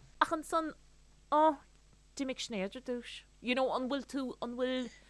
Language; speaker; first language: Irish; native; Irish